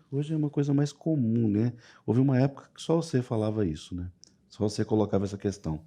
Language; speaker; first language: Portuguese; native; Portuguese